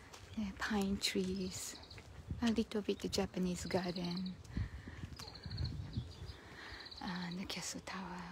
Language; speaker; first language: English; non-native, learner; Japanese